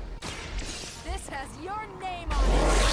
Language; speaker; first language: English; native; English